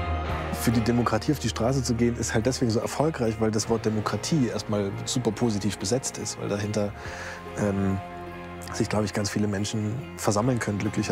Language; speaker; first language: German; native; German